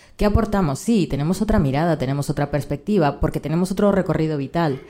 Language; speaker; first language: Spanish; native; Spanish